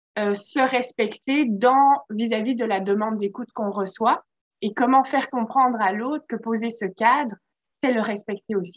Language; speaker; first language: French; native; French